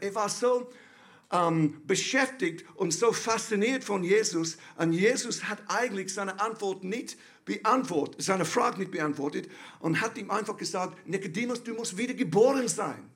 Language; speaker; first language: German; non-native, fluent; English